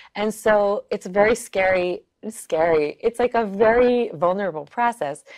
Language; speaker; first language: English; early bilingual, other home language; Yiddish